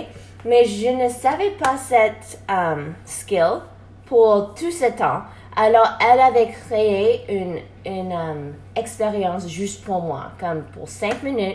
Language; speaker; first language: French; non-native, learner; English